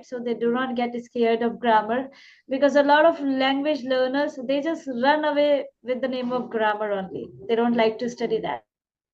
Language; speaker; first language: English; non-native, local second language; Hindi